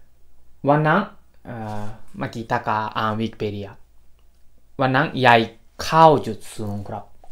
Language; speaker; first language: Thai; non-native, fluent; Japanese